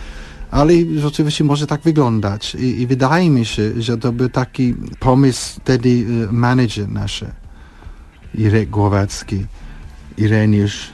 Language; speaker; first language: Polish; non-native, fluent; English